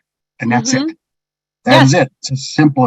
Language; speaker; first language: English; native; English